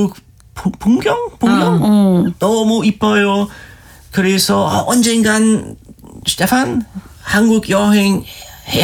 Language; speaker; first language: Korean; non-native, learner; German